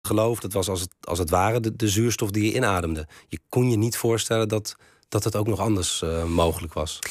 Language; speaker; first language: Dutch; native; Dutch